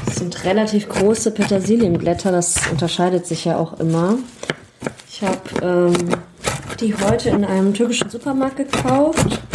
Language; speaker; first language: German; native; German